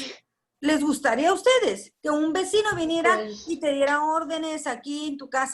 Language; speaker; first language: Spanish; native; Spanish